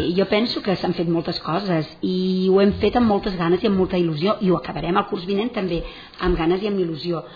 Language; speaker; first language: Catalan; non-native, local second language; Spanish